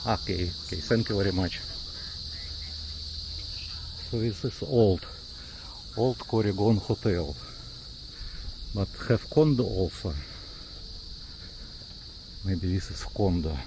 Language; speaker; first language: English; non-native, learner; Russian